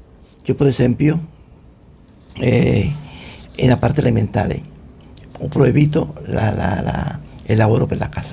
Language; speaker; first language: Italian; non-native, fluent; Spanish